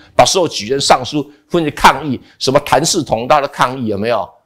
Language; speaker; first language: Chinese; native; Chinese